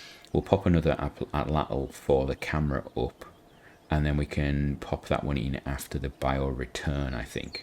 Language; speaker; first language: English; native; English